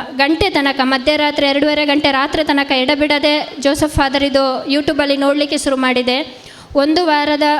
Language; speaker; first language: Kannada; non-native, local second language; Konkani